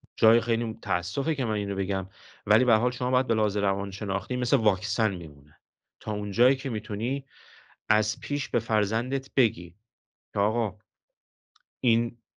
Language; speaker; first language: Persian; native; Persian